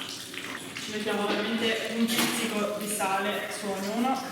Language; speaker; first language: Italian; native; Italian